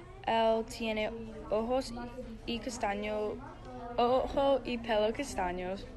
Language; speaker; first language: Spanish; non-native, learner; English